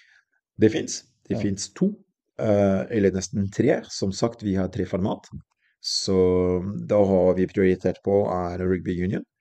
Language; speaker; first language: Norwegian; non-native, fluent; French